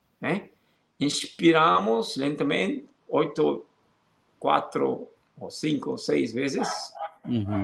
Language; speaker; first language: Portuguese; non-native, fluent; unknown